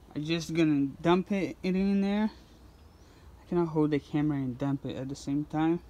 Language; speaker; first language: English; non-native, fluent; Portuguese